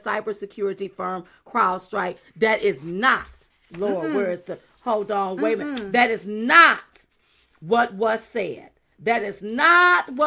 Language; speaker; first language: English; native; English